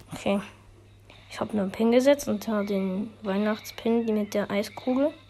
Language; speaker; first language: German; native; German